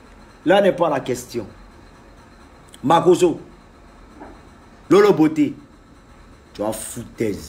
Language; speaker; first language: French; native; French